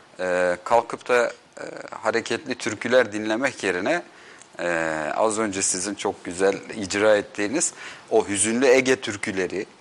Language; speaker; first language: Turkish; native; Turkish